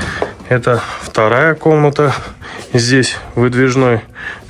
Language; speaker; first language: Russian; native; Russian